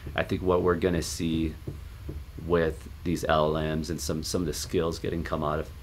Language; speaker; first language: English; native; English